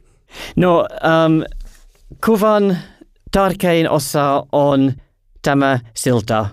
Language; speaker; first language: Finnish; non-native, learner; English